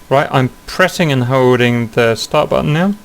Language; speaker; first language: English; native; English